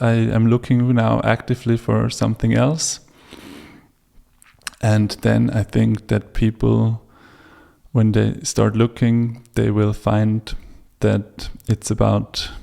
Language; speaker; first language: English; non-native, fluent; German